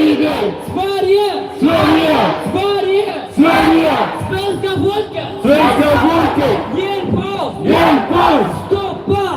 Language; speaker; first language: Swedish; early bilingual, other home language; Tigrinya